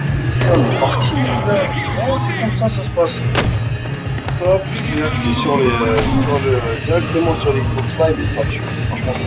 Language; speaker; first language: French; native; French